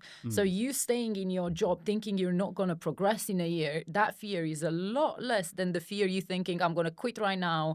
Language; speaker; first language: English; non-native, fluent; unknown